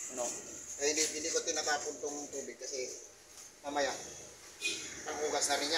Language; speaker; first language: Filipino; native; Filipino